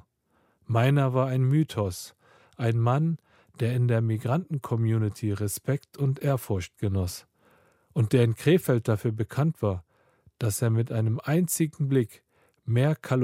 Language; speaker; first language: German; early bilingual, other home language; Korean